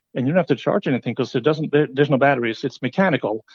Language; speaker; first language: English; non-native, fluent; Norwegian